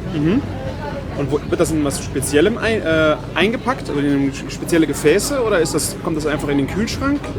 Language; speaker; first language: German; native; German